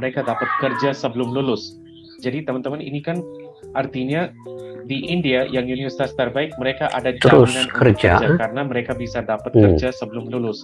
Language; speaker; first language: Indonesian; non-native, fluent; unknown